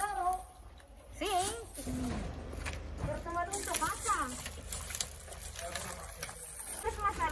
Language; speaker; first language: Spanish; non-native, learner; Filipino